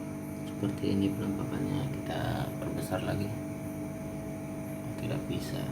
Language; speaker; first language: Indonesian; native; Indonesian